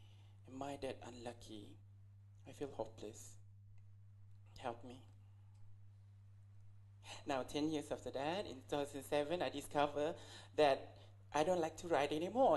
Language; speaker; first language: English; non-native, local second language; Malay